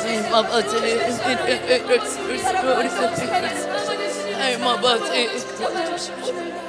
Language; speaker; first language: Korean; native; Korean